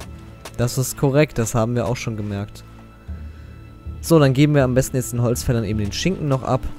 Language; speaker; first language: German; native; German